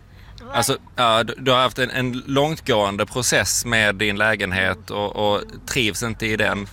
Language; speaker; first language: Swedish; native; Swedish